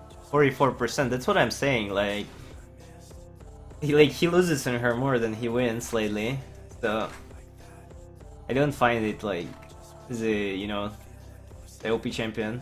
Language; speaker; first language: English; non-native, fluent; Russian